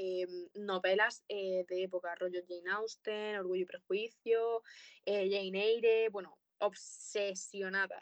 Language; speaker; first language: Spanish; native; Spanish